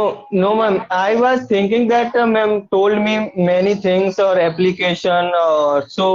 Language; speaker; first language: English; non-native, learner; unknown